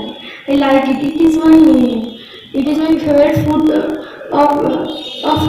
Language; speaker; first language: English; non-native, learner; Bangla